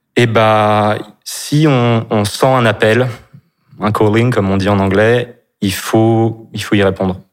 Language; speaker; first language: French; native; French